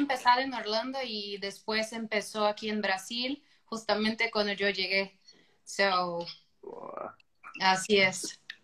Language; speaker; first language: Spanish; non-native, fluent; Portuguese